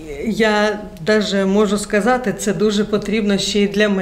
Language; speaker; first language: Ukrainian; non-native, local second language; Russian